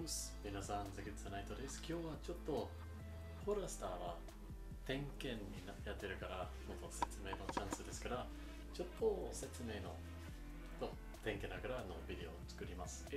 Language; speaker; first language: Japanese; non-native, learner; English